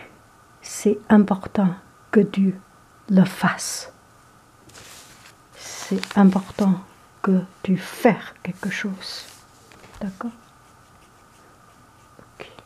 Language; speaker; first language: French; non-native, learner; Chinese